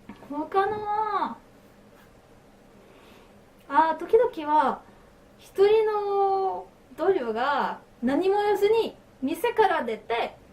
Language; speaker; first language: Japanese; non-native, learner; French